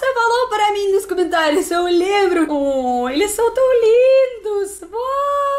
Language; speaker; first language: Portuguese; non-native, learner; Russian